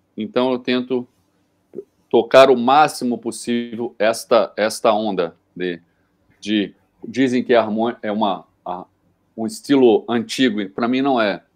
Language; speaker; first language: Portuguese; native; Portuguese